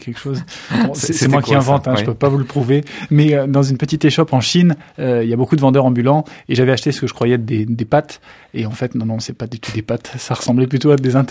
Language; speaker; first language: French; native; French